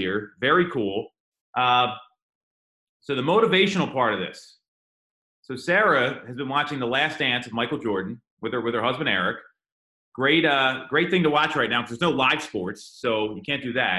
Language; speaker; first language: English; native; English